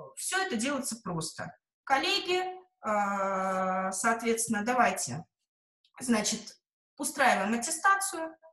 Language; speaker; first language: Russian; native; Russian